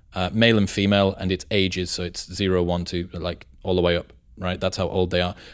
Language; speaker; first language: English; native; English